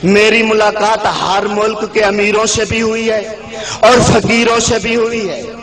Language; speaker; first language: Urdu; non-native, local second language; Saraiki